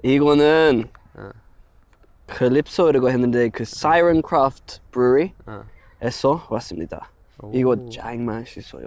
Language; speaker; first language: Korean; non-native, fluent; English